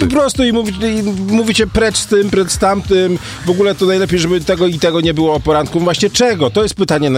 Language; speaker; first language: Polish; native; Polish